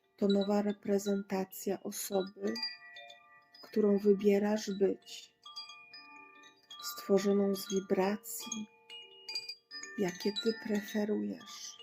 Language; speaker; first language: Polish; native; Polish